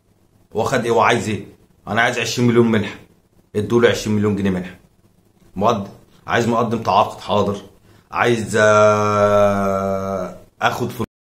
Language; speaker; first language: Arabic; native; Arabic